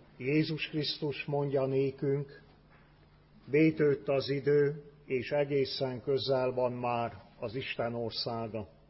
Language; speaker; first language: Hungarian; native; Hungarian